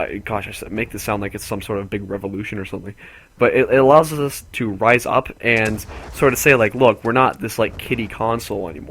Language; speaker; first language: English; native; English